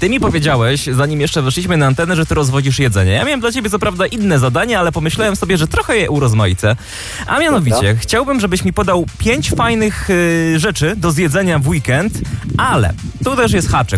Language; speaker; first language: Polish; native; Polish